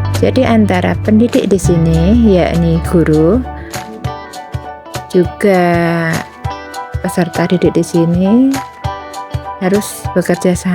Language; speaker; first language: Indonesian; native; Indonesian